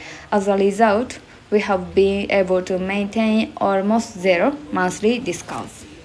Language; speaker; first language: English; non-native, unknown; Japanese